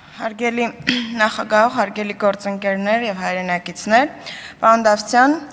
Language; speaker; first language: Armenian; native; Armenian